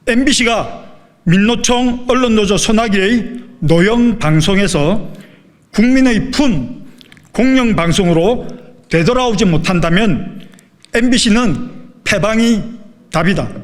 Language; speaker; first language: Korean; native; Korean